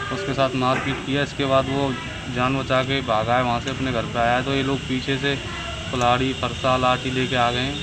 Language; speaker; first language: Hindi; native; Hindi